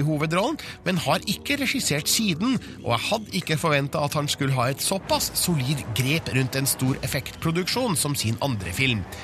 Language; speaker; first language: Norwegian; native; Norwegian